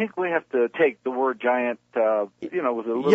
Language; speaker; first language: English; native; English